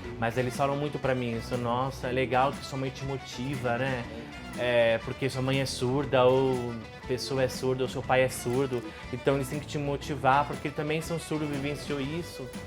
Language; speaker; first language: Portuguese; non-native, local second language; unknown